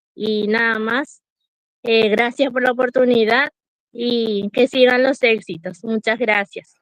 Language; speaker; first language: Spanish; non-native, local second language; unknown